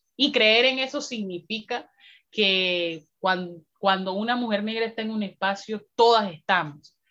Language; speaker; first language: Spanish; native; Spanish